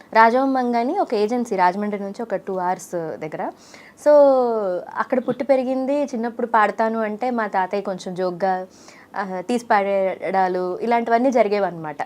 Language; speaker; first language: Telugu; native; Telugu